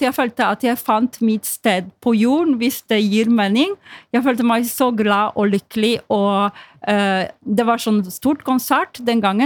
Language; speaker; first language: Norwegian; non-native, fluent; Polish